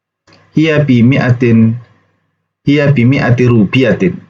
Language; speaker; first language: Arabic; non-native, fluent; Indonesian